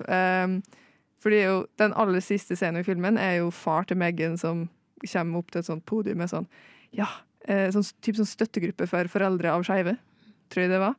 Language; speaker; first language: Norwegian; native; Norwegian